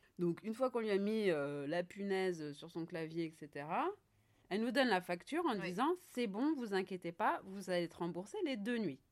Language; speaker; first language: French; native; French